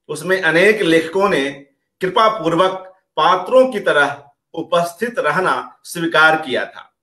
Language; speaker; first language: Hindi; native; Hindi